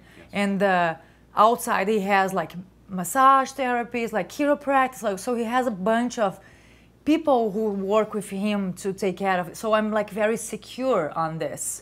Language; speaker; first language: English; non-native, fluent; Portuguese